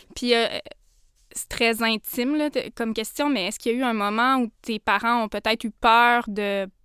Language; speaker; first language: French; native; French